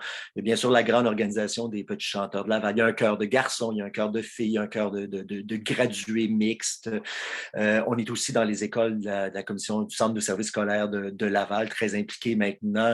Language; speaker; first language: French; native; French